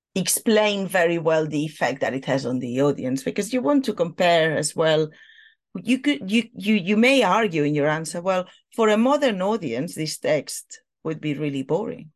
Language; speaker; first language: English; non-native, fluent; Catalan